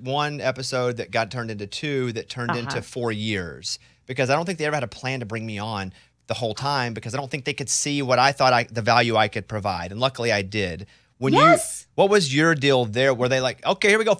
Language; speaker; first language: English; native; English